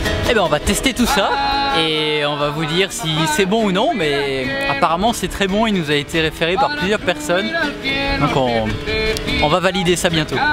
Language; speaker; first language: French; native; French